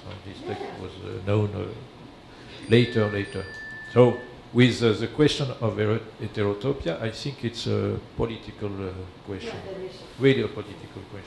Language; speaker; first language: English; non-native, learner; French